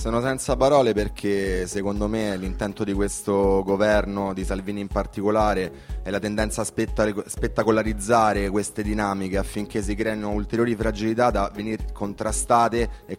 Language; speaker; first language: Italian; native; Italian